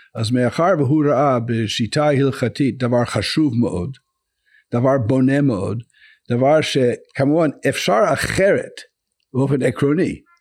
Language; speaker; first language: Hebrew; non-native, fluent; English